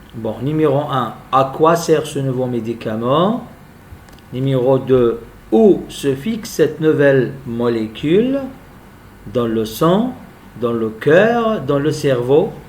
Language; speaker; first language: French; non-native, local second language; Arabic